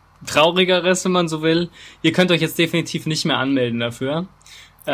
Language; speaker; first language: German; native; German